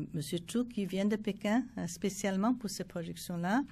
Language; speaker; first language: French; non-native, fluent; Chinese